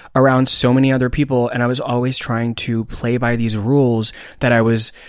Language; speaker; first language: English; non-native, local second language; Hindi